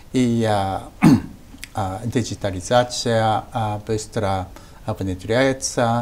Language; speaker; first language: Russian; non-native, fluent; Japanese